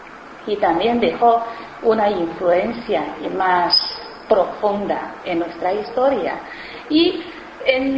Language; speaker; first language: Spanish; non-native, fluent; Chinese